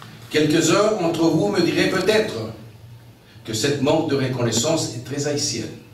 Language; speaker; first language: French; non-native, fluent; Spanish